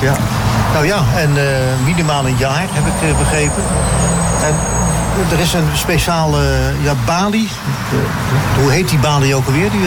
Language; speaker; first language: Dutch; native; Dutch